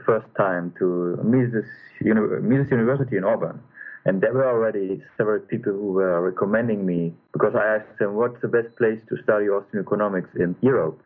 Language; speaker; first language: English; non-native, fluent; German